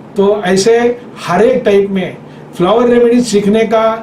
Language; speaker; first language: Hindi; non-native, local second language; Marathi